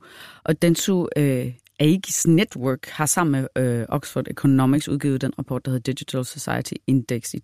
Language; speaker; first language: Danish; native; Danish